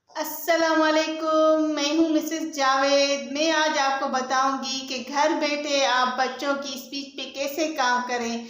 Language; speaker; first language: Urdu; non-native, local second language; Sindhi